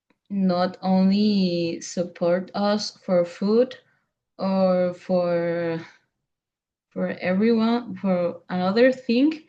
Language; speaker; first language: English; non-native, fluent; Spanish